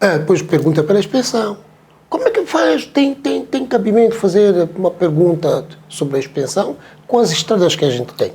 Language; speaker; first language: Portuguese; non-native, local second language; Tsonga